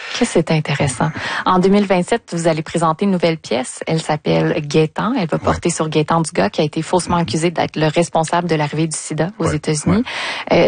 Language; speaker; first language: French; native; French